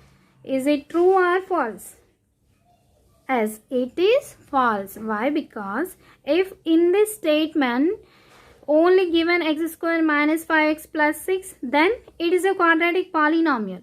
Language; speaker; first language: English; non-native, local second language; Telugu